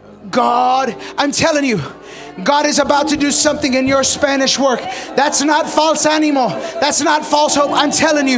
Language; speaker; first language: English; native; English